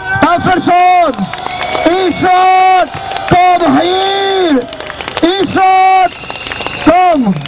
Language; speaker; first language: Czech; native; Czech